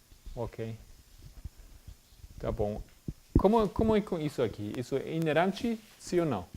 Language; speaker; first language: Portuguese; non-native, fluent; German